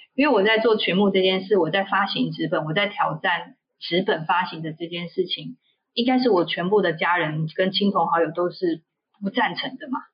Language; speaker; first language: Chinese; native; Chinese